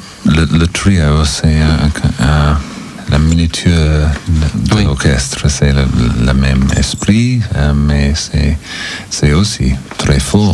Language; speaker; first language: French; non-native, fluent; English